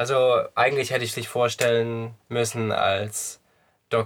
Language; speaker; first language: German; native; German